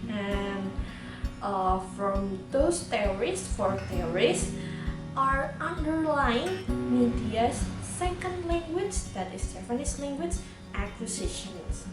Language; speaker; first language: English; non-native, learner; Indonesian